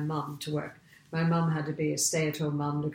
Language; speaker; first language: English; native; English